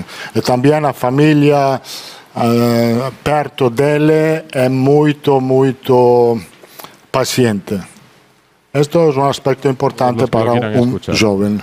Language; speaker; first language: Spanish; non-native, fluent; Italian